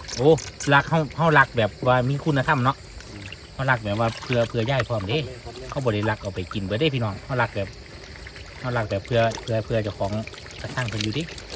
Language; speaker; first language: Thai; native; Thai